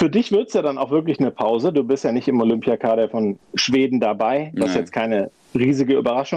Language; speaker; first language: German; native; German